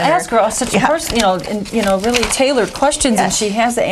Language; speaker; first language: English; native; English